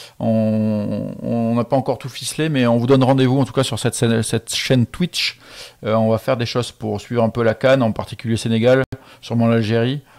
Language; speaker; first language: French; native; French